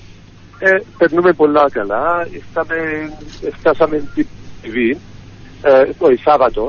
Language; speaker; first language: Greek; early bilingual, heritage; Greek